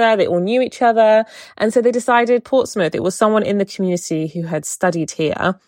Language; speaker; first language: English; native; English